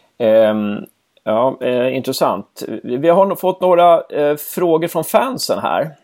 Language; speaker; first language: Swedish; native; Swedish